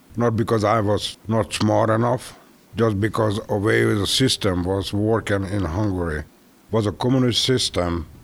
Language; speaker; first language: English; non-native, learner; Hungarian